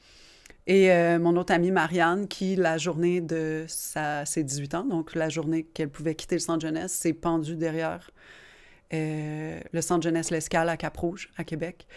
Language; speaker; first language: French; native; French